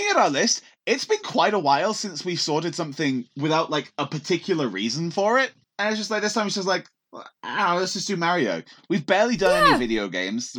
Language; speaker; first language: English; native; English